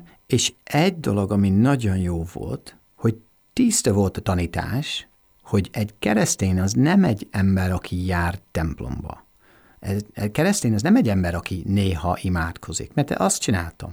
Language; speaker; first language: Hungarian; non-native, fluent; English